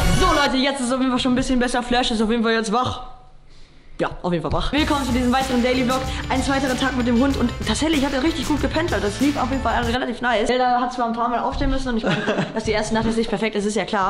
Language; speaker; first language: German; native; German